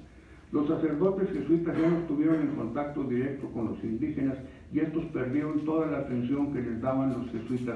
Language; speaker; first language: Spanish; native; Spanish